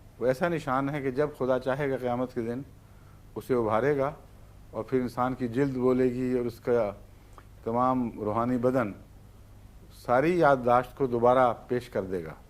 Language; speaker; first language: Urdu; native; Urdu